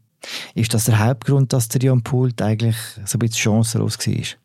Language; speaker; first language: German; native; German